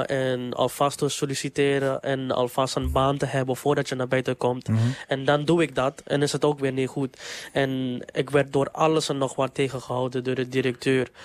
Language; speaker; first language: Dutch; non-native, local second language; English